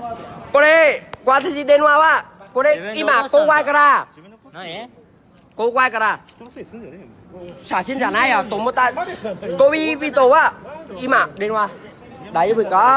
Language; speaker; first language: Japanese; non-native, learner; Vietnamese